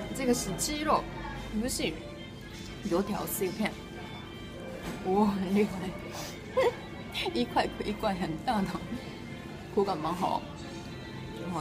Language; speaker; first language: Chinese; non-native, fluent; Japanese